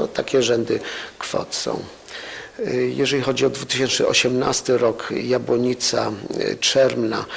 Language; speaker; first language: Polish; native; Polish